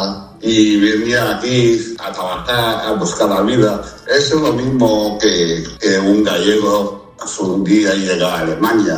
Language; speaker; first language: Spanish; non-native, learner; Chinese